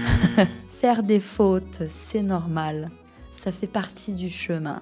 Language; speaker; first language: French; non-native, fluent; Portuguese